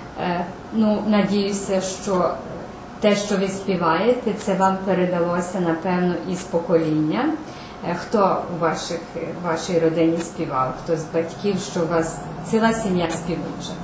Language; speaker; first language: Ukrainian; native; Ukrainian